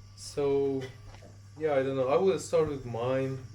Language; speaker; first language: English; non-native, fluent; Persian